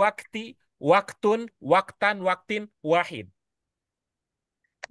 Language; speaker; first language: Arabic; non-native, learner; Indonesian